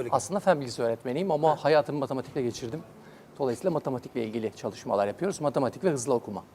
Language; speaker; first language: Turkish; native; Turkish